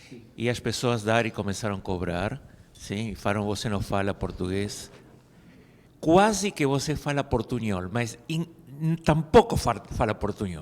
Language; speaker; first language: Portuguese; non-native, fluent; Spanish